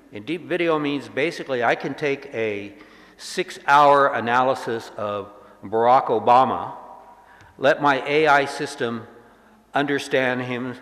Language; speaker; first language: English; native; English